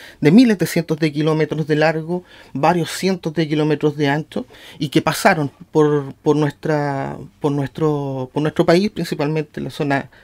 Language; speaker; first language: Spanish; native; Spanish